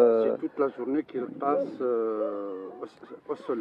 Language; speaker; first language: French; non-native, local second language; Arabic